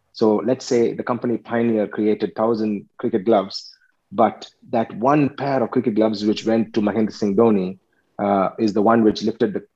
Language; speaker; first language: English; non-native, local second language; Tamil